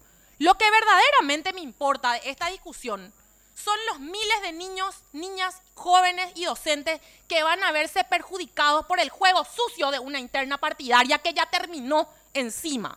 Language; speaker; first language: Spanish; native; Spanish